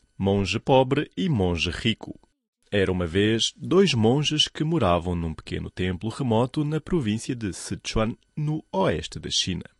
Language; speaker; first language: Portuguese; non-native, fluent; Chinese